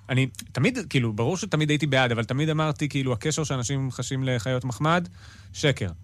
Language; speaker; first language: Hebrew; native; Hebrew